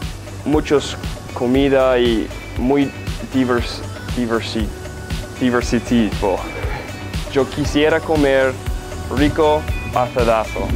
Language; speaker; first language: Spanish; non-native, learner; English